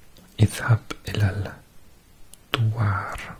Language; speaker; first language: Arabic; non-native, learner; English